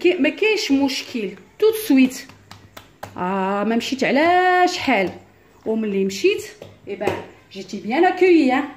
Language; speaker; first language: Arabic; early bilingual, heritage; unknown